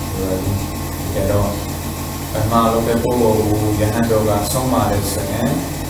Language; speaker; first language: Burmese; non-native, fluent; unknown